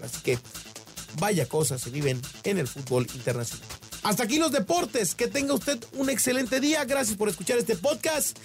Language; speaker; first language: Spanish; native; Spanish